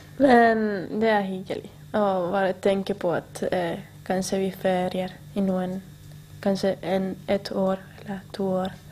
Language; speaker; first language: Norwegian; non-native, learner; Spanish